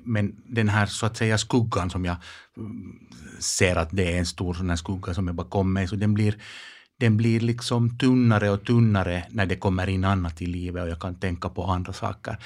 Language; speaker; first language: Swedish; non-native, local second language; Finnish